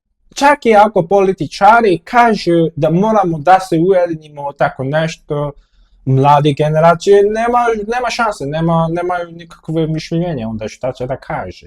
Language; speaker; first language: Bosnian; non-native, fluent; Korean